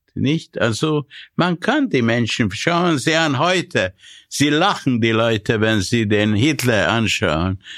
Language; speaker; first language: German; non-native, fluent; Hungarian